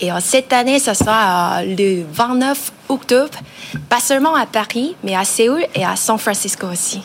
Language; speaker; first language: French; non-native, learner; Korean